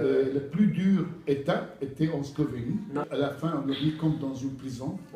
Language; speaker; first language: French; non-native, fluent; Arabic